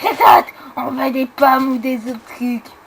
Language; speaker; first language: French; native; French